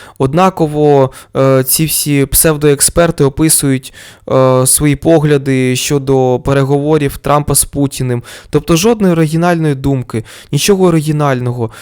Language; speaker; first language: Ukrainian; non-native, local second language; Russian